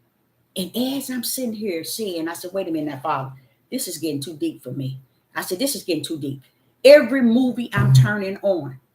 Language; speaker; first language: English; native; English